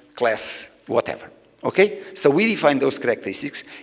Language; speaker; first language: English; non-native, fluent; Portuguese